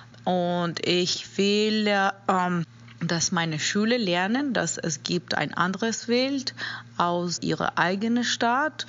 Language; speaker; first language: German; non-native, fluent; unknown